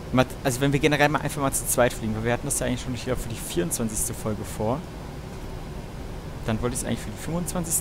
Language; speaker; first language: German; native; German